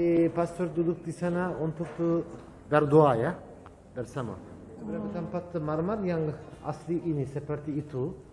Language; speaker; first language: Indonesian; non-native, learner; Turkish